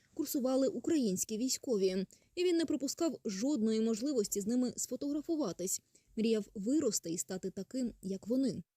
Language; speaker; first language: Ukrainian; native; Ukrainian